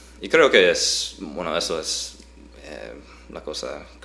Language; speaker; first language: Spanish; non-native, fluent; English